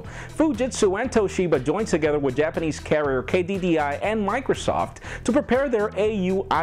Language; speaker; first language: English; non-native, local second language; Spanish